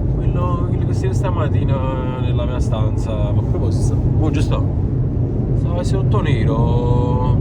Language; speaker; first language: Italian; native; Italian